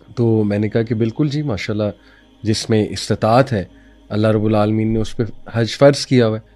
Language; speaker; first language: Urdu; native; Urdu